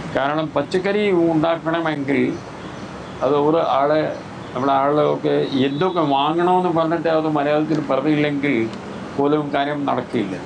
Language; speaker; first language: Malayalam; non-native, fluent; Hindi